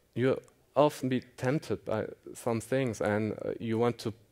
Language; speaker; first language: English; non-native, fluent; German